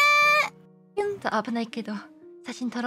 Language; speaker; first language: Japanese; non-native, learner; English